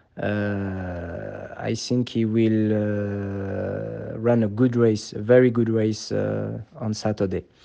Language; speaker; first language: English; non-native, fluent; French